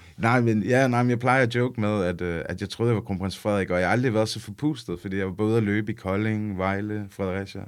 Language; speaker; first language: Danish; early bilingual, other home language; English